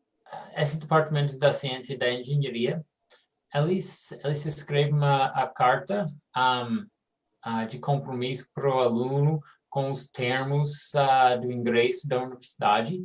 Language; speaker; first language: Portuguese; non-native, fluent; English